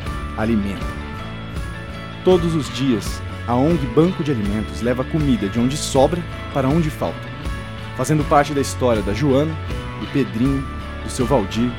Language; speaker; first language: Portuguese; native; Portuguese